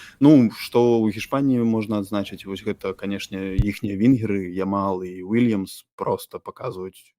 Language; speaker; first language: Belarusian; non-native, local second language; Russian